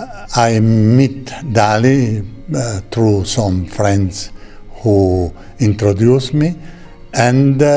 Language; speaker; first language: English; non-native, learner; Italian